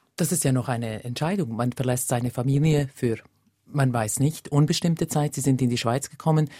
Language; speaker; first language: German; native; German